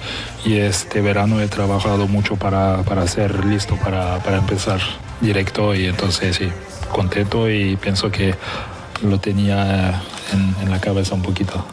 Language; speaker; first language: Spanish; non-native, fluent; French